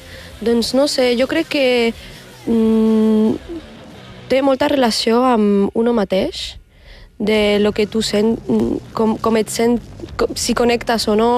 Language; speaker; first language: Catalan; early bilingual, other home language; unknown